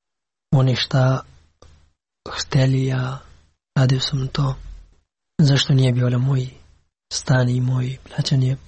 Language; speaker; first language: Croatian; non-native, learner; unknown